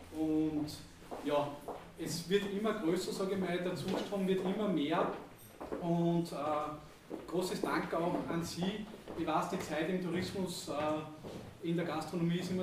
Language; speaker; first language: German; native; German